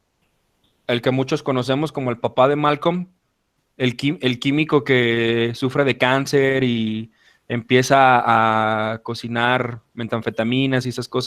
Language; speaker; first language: Spanish; native; Spanish